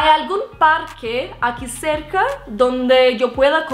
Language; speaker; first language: Spanish; non-native, fluent; Portuguese